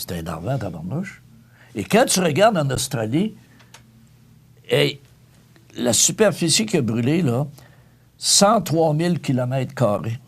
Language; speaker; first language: French; native; French